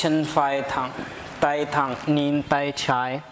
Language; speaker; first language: Vietnamese; non-native, learner; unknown